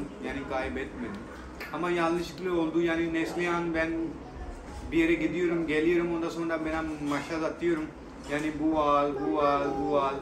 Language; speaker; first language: Turkish; non-native, learner; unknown